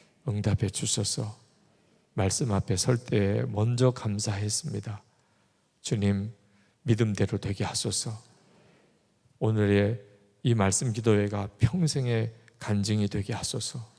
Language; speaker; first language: Korean; native; Korean